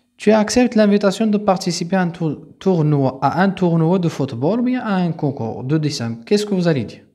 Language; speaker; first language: French; non-native, local second language; Arabic